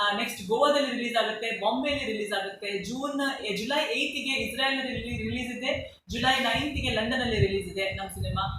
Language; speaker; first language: Kannada; non-native, local second language; Konkani